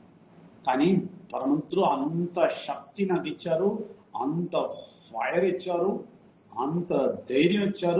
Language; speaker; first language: Telugu; non-native, fluent; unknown